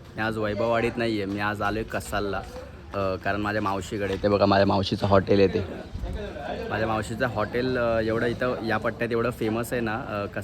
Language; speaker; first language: Marathi; native; Marathi